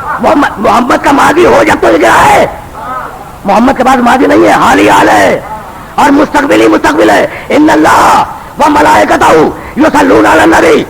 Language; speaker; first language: Urdu; native; Urdu